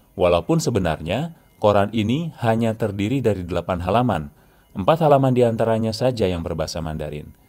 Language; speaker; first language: Indonesian; native; Indonesian